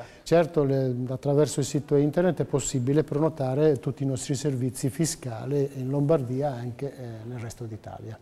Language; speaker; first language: Italian; native; Italian